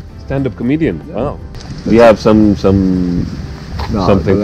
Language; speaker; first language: English; non-native, local second language; Hindi